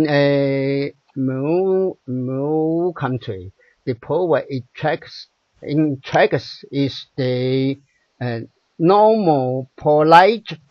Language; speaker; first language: English; non-native, learner; Chinese